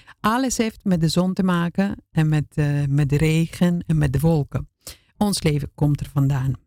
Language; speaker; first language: Dutch; non-native, fluent; Italian